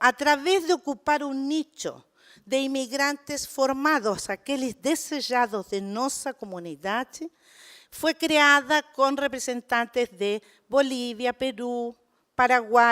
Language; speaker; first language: Portuguese; non-native, fluent; Spanish